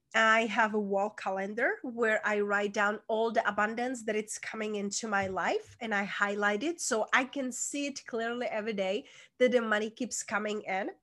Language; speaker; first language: English; non-native, fluent; Czech